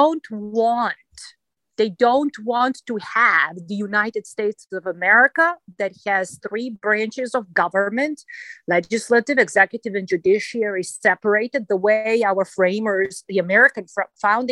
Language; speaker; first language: English; non-native, fluent; Serbian